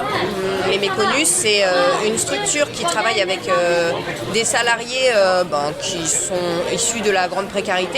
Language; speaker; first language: French; native; French